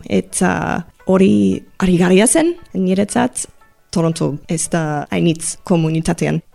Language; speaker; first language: Basque; non-native, learner; English